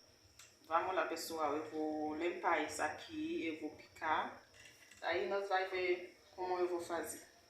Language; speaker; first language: Portuguese; non-native, learner; Haitian Creole